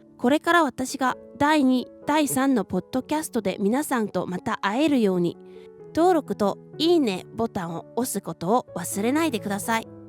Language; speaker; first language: Japanese; non-native, fluent; Korean